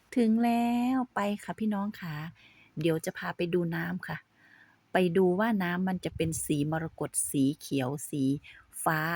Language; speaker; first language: Thai; native; Thai